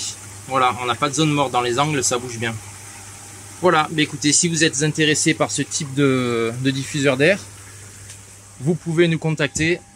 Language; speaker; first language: French; native; French